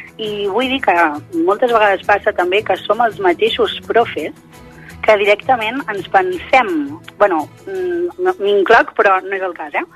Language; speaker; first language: Catalan; native; Catalan